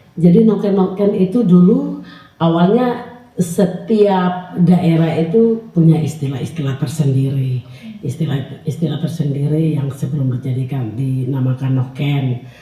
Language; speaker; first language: Indonesian; native; Indonesian